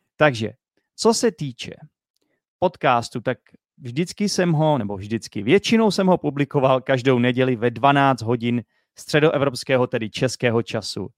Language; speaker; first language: Czech; native; Czech